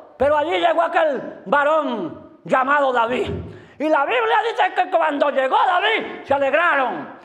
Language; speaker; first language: Spanish; native; Spanish